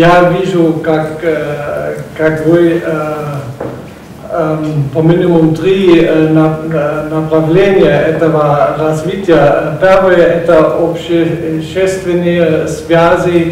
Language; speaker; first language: Russian; non-native, learner; German